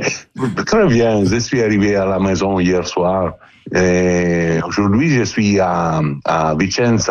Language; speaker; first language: French; non-native, learner; Italian